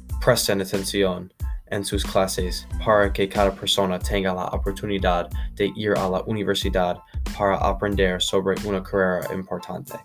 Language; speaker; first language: Spanish; non-native, learner; English